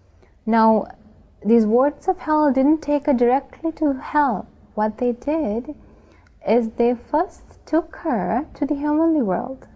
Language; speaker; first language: English; non-native, local second language; Sinhala